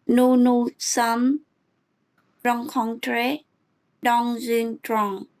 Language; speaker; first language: French; non-native, learner; English